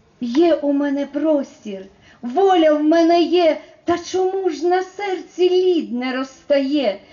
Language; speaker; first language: Ukrainian; native; Ukrainian